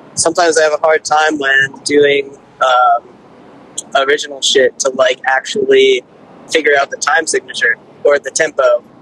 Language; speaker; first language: English; native; English